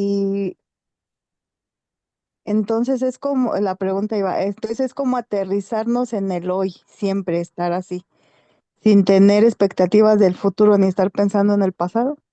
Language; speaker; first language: Spanish; native; Spanish